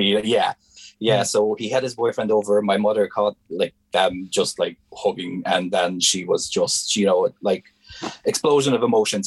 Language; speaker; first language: English; non-native, fluent; Hungarian